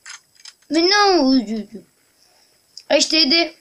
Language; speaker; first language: French; native; French